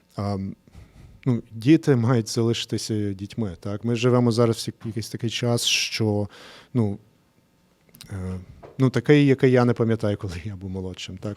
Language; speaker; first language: Ukrainian; early bilingual, heritage; English